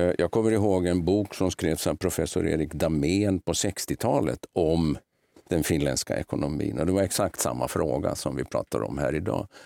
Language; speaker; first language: Swedish; native; Swedish